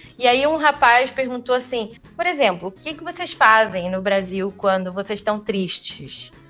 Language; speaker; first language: Portuguese; native; Portuguese